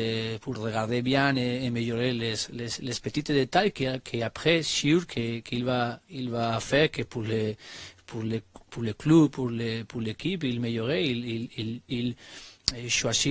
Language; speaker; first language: French; non-native, learner; Spanish